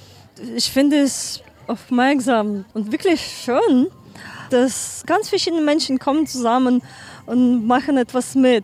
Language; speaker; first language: German; non-native, learner; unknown